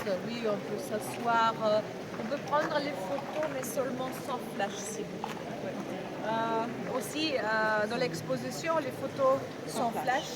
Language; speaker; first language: French; non-native, fluent; German